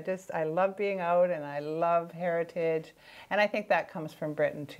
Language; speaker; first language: English; native; English